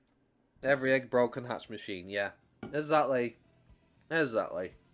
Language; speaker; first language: English; native; English